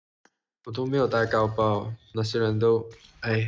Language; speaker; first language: Chinese; non-native, local second language; Cantonese